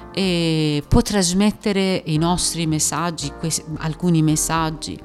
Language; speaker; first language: Italian; non-native, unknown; Persian